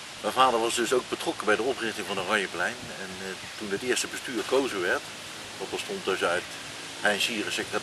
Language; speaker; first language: Dutch; native; Dutch